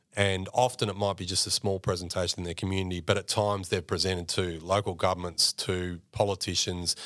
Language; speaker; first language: English; native; English